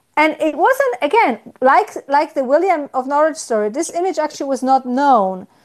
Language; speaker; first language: English; non-native, fluent; Polish